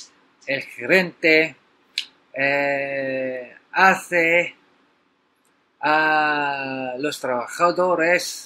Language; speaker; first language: Spanish; non-native, learner; Filipino